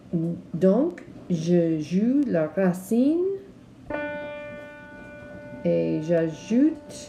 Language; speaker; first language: French; non-native, learner; English